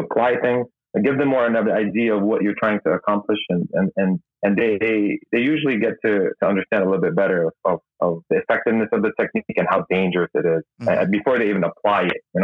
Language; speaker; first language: English; non-native, local second language; Cebuano